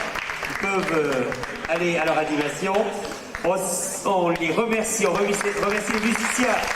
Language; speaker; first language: French; native; French